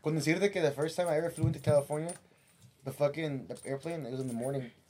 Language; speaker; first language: English; early bilingual, other home language; Spanish